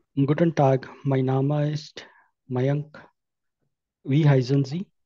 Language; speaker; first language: German; non-native, learner; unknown